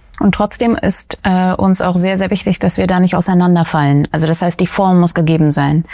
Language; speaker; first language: German; early bilingual, other home language; Russian